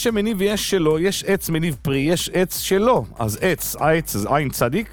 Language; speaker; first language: Hebrew; native; Hebrew